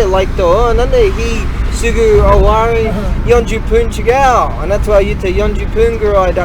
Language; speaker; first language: Japanese; non-native, learner; English